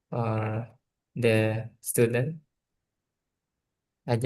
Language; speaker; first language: English; non-native, learner; Indonesian